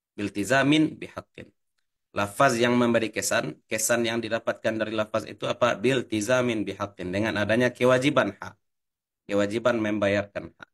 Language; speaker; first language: Indonesian; native; Indonesian